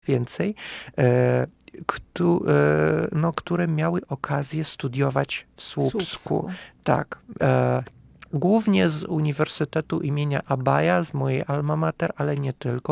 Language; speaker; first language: Polish; non-native, fluent; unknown